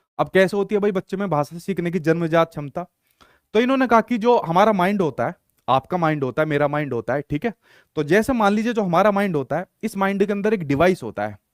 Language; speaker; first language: Hindi; native; Hindi